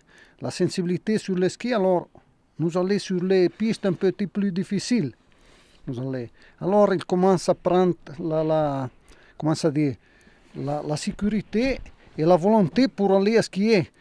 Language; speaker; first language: French; non-native, learner; Italian